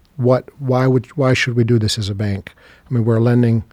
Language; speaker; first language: English; non-native, fluent; Serbian